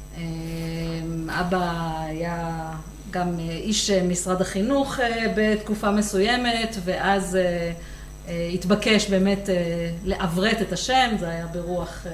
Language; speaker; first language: Hebrew; native; Hebrew